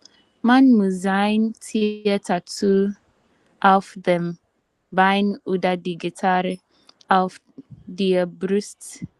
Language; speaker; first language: German; non-native, learner; Filipino